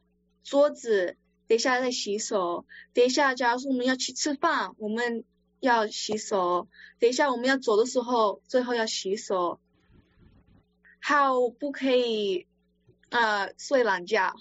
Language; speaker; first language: Chinese; early bilingual, other home language; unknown